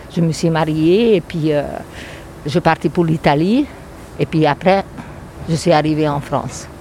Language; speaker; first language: French; non-native, fluent; Hungarian